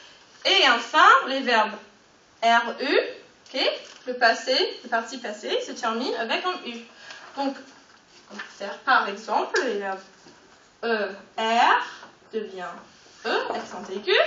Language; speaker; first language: French; non-native, fluent; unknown